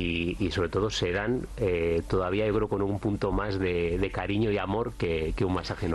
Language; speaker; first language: Spanish; native; Spanish